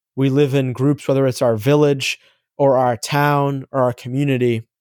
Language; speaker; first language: English; native; English